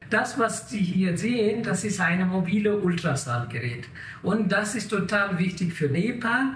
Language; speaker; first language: German; non-native, learner; Nepali